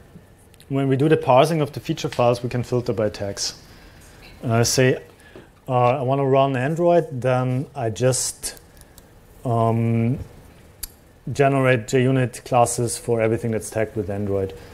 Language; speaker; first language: English; non-native, fluent; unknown